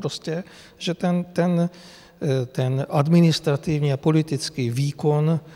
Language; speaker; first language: Czech; non-native, fluent; Hungarian